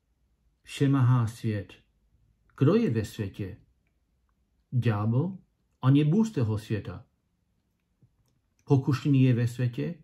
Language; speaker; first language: Czech; non-native, learner; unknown